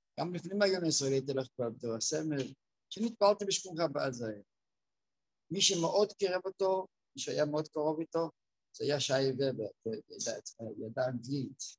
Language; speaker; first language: Hebrew; native; Hebrew